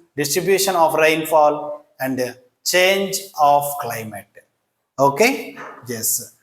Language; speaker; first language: English; non-native, local second language; Telugu